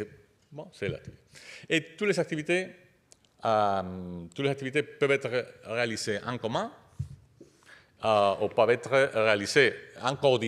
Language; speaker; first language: French; non-native, fluent; Spanish